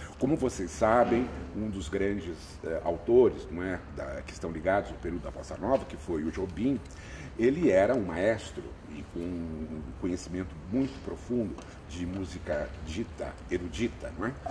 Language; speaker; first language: Portuguese; native; Portuguese